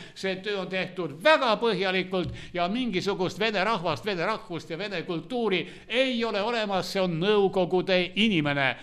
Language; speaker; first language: Estonian; non-native, local second language; Russian